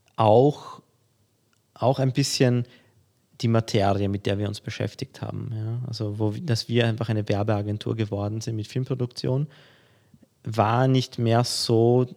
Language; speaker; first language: German; early bilingual, other home language; Polish